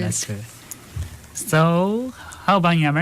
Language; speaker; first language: English; non-native, fluent; Chinese